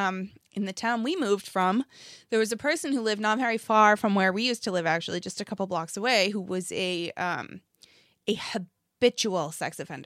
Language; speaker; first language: English; native; English